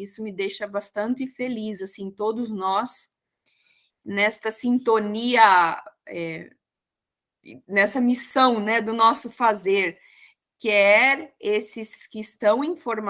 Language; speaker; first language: Portuguese; native; Portuguese